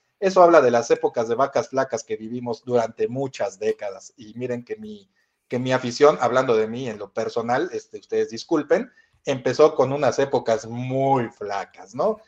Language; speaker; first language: Spanish; native; Spanish